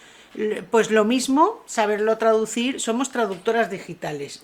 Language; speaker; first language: Spanish; native; Spanish